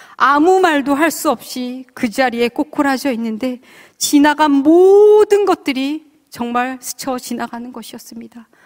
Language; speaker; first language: Korean; native; Korean